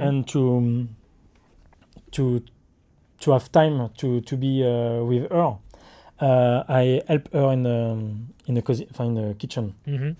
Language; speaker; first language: English; non-native, learner; French